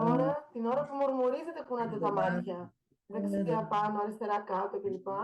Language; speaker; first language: Greek; native; Greek